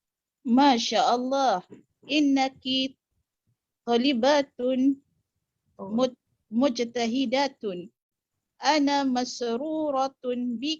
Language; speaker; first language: Arabic; non-native, learner; Malay